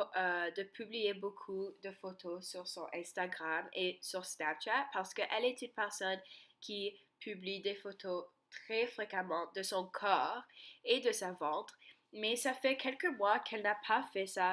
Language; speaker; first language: French; non-native, learner; English